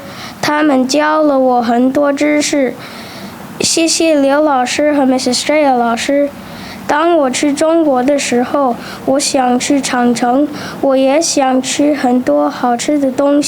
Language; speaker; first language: Chinese; non-native, learner; English